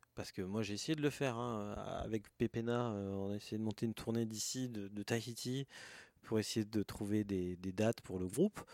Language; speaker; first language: French; native; French